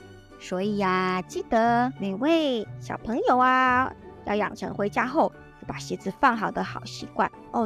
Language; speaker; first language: Chinese; native; Chinese